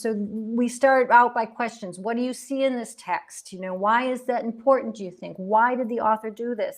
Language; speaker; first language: English; native; English